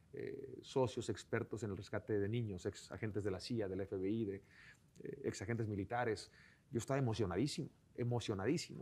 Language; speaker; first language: Spanish; native; Spanish